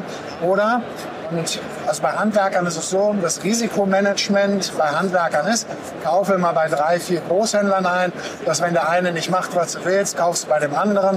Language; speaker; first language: German; native; German